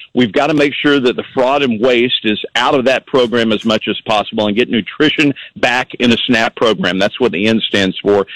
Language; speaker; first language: English; native; English